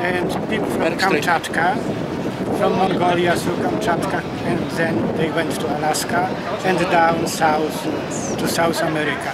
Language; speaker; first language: English; non-native, fluent; Polish